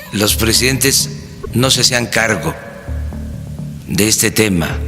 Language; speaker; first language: Spanish; native; Spanish